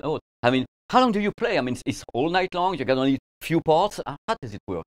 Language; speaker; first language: English; non-native, fluent; French